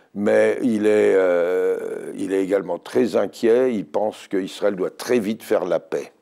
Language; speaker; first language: French; native; French